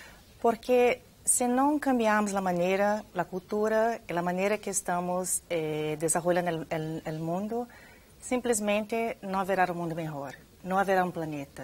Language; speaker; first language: Spanish; non-native, fluent; Portuguese